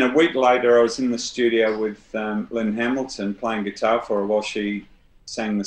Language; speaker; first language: English; native; English